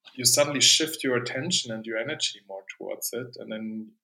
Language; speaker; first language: English; non-native, fluent; German